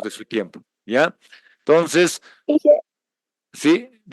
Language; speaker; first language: Spanish; native; Spanish